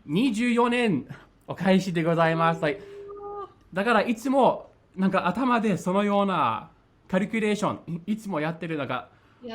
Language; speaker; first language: Japanese; non-native, fluent; English